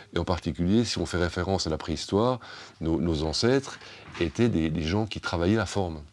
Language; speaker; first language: French; native; French